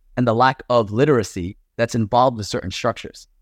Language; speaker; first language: English; native; English